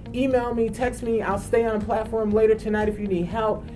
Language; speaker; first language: English; native; English